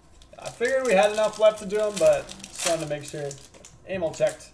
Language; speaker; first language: English; native; English